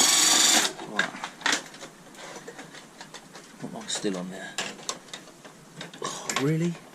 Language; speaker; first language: English; native; English